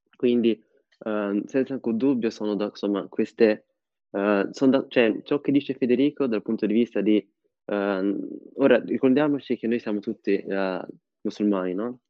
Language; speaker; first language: Italian; early bilingual, other home language; Somali